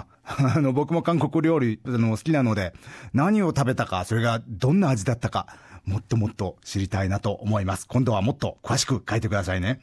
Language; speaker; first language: Japanese; native; Japanese